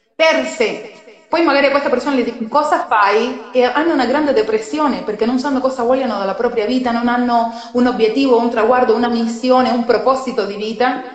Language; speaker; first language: Italian; non-native, fluent; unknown